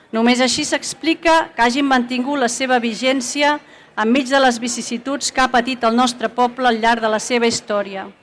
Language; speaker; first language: Catalan; native; Catalan